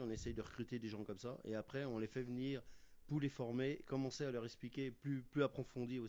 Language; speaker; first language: French; native; French